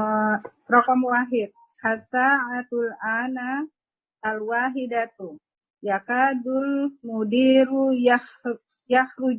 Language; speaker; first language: Arabic; non-native, learner; Indonesian